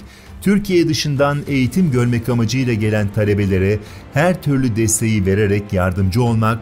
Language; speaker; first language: Turkish; native; Turkish